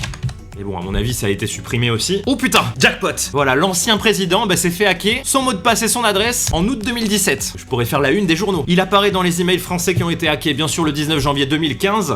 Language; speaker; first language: French; native; French